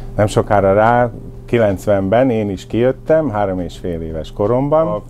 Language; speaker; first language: Hungarian; early bilingual, heritage; Hungarian